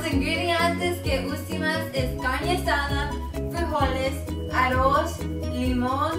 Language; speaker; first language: Spanish; non-native, learner; English